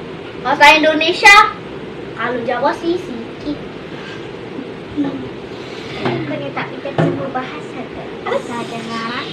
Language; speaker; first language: Indonesian; early bilingual, heritage; Indonesian